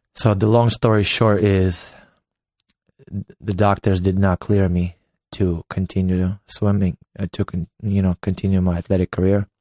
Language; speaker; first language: English; non-native, fluent; Ukrainian